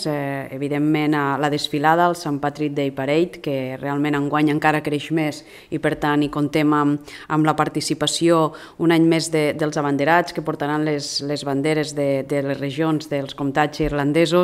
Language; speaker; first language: Catalan; native; Catalan